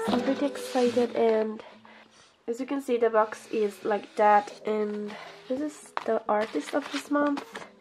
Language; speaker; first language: English; non-native, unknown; Italian